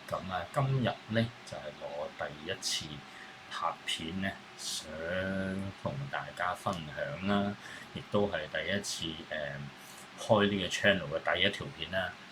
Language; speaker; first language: Cantonese; native; Cantonese